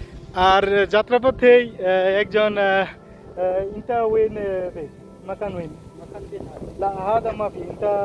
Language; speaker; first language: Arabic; non-native, learner; Bangla